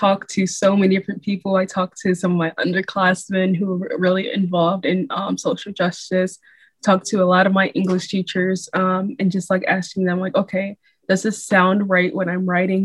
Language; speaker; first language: English; native; English